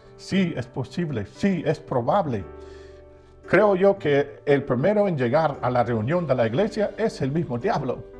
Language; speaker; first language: Spanish; non-native, fluent; English